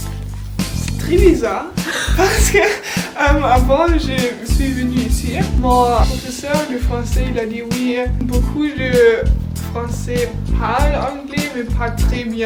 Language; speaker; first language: French; non-native, learner; German